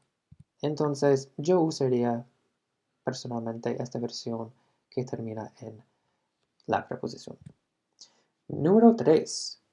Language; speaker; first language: Spanish; non-native, fluent; English